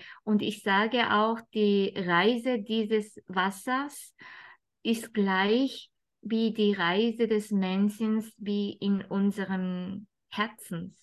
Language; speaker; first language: German; non-native, fluent; Japanese